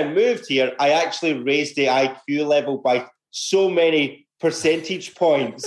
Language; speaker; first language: English; native; English